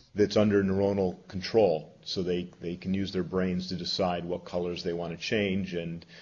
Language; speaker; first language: English; native; English